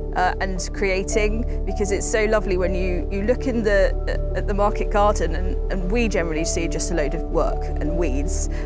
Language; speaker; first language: English; native; English